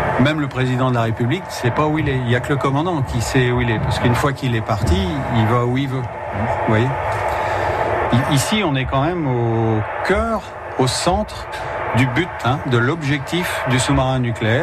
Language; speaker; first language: French; native; French